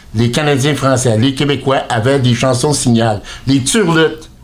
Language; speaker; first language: French; native; French